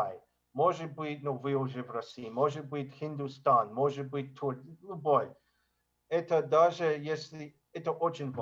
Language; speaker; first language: Russian; non-native, learner; English